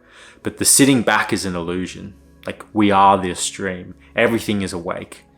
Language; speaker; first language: English; native; English